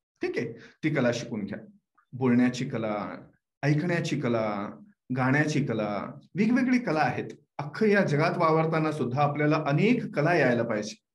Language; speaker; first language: Marathi; non-native, fluent; Kannada